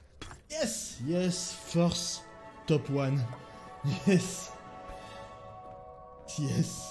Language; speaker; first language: English; non-native, learner; French